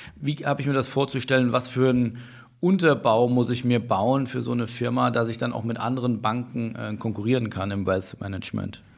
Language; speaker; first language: German; native; German